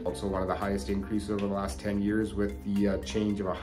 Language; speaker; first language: English; native; English